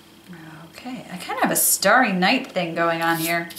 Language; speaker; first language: English; native; English